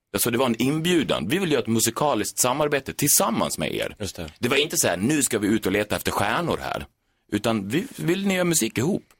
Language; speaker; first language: Swedish; native; Swedish